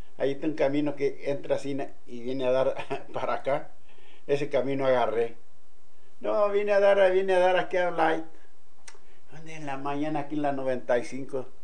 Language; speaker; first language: Spanish; native; Spanish